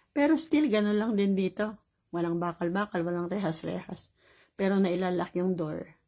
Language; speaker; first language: Filipino; native; Filipino